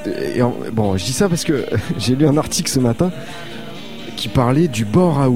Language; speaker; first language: French; native; French